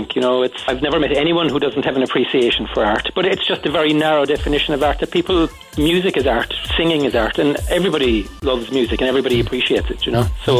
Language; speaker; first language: English; native; English